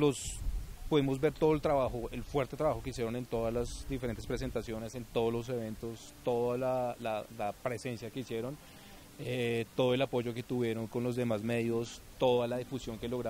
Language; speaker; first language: Spanish; native; Spanish